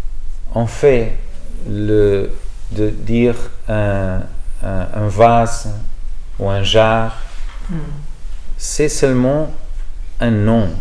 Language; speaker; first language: French; non-native, learner; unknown